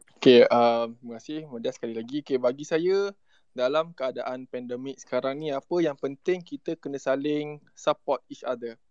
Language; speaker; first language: Malay; native; Malay